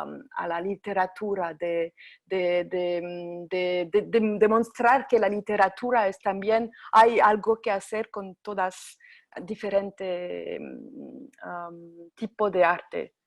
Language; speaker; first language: Spanish; non-native, fluent; French